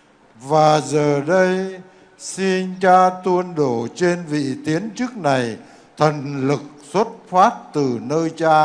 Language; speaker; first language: Vietnamese; native; Vietnamese